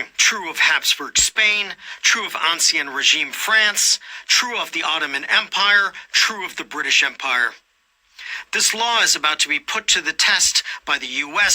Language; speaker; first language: English; native; English